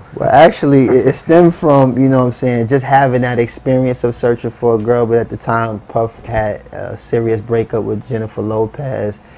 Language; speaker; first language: English; native; English